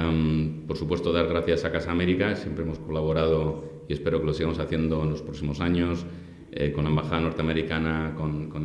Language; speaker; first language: Spanish; native; Spanish